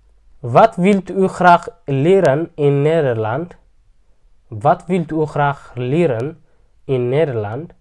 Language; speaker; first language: Dutch; non-native, learner; Tigrinya